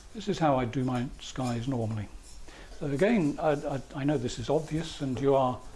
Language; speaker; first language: English; native; English